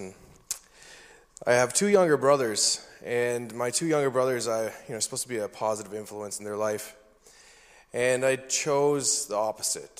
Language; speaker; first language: English; native; English